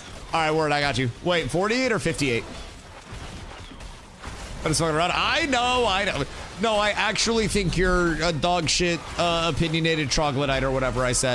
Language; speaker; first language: English; native; English